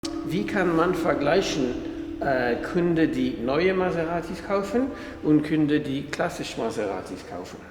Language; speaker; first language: German; non-native, fluent; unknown